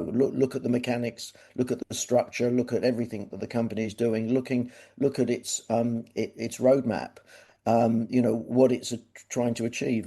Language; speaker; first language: English; native; English